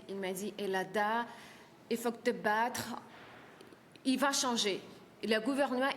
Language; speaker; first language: French; non-native, learner; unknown